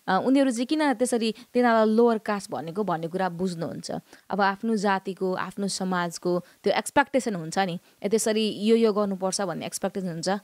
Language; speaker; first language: Nepali; native; Nepali